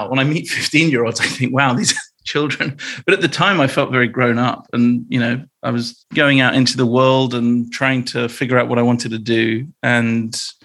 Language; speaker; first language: English; native; English